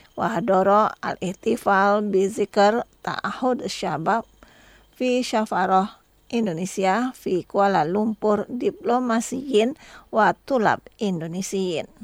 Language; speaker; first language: Arabic; non-native, fluent; Indonesian